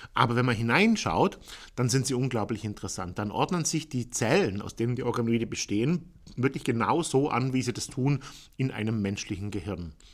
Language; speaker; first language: German; native; German